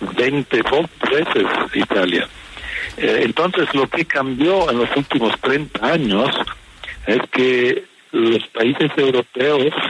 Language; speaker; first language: Spanish; non-native, fluent; Italian